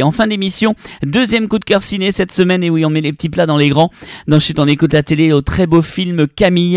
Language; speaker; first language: French; native; French